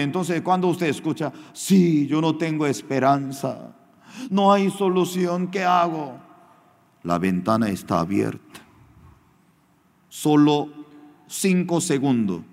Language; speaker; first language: Spanish; non-native, fluent; Korean